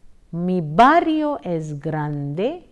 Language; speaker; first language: Spanish; non-native, fluent; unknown